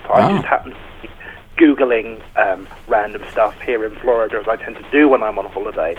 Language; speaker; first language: English; native; English